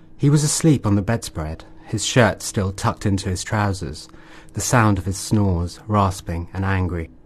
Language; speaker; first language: English; native; English